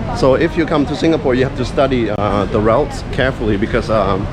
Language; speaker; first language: English; non-native, fluent; Thai